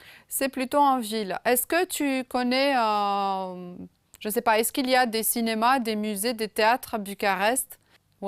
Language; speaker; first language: French; non-native, fluent; Romanian